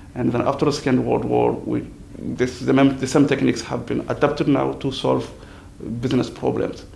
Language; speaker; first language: English; non-native, fluent; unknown